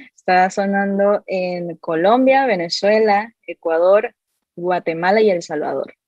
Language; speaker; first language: Spanish; native; Spanish